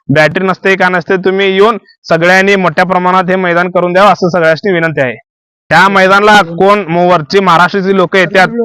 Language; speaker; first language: Marathi; non-native, local second language; Kannada